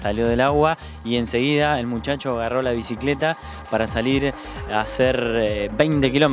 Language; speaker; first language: Spanish; native; Spanish